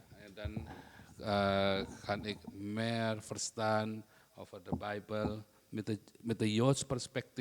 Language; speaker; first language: Dutch; non-native, learner; Indonesian